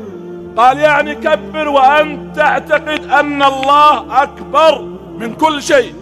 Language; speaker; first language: Arabic; native; Arabic